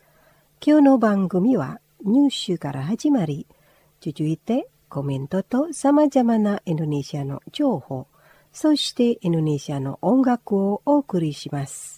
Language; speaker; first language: Japanese; non-native, fluent; Indonesian